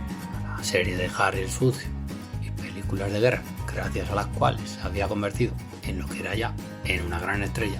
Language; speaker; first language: Spanish; native; Spanish